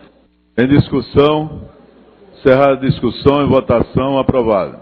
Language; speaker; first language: Portuguese; native; Portuguese